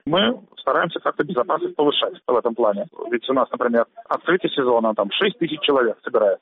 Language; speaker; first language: Russian; native; Russian